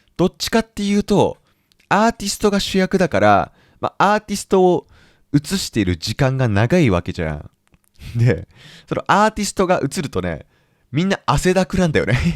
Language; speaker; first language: Japanese; native; Japanese